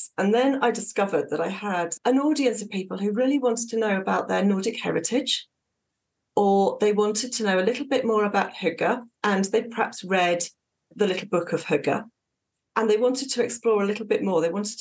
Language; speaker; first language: English; native; English